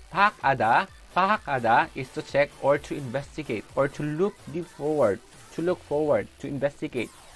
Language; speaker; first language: English; non-native, local second language; Filipino